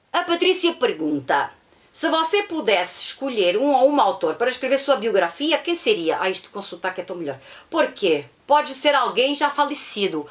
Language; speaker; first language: Portuguese; native; Portuguese